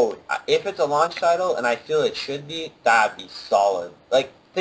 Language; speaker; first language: English; native; English